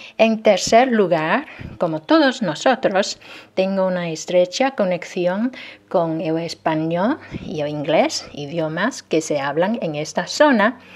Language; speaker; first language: Spanish; non-native, fluent; Chinese